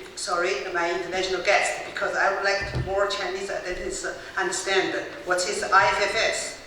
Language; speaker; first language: English; non-native, fluent; Chinese